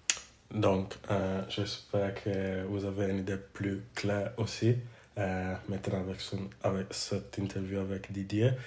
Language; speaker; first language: French; non-native, learner; English